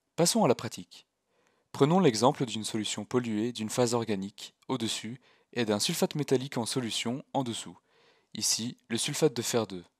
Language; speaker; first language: French; native; French